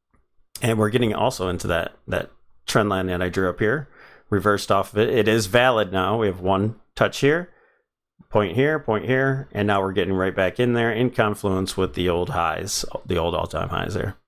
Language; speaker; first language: English; native; English